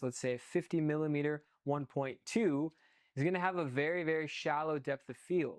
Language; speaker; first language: English; native; English